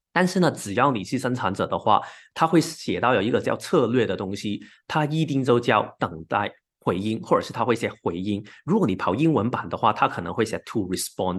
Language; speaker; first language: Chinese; non-native, local second language; Cantonese